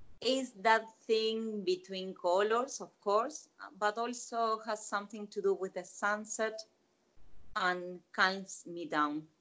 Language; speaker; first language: English; non-native, fluent; Spanish